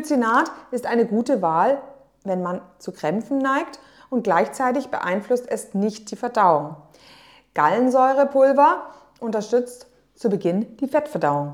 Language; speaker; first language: German; native; German